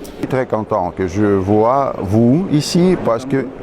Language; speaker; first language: French; non-native, fluent; Russian